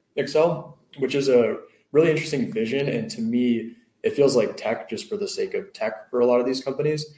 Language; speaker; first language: English; native; English